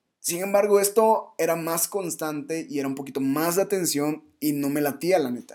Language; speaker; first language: Spanish; native; Spanish